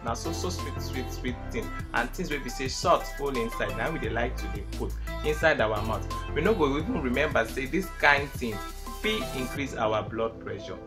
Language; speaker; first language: Nigerian Pidgin; non-native, local second language; Igbo